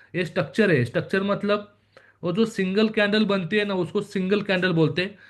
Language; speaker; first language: Hindi; non-native, local second language; Marathi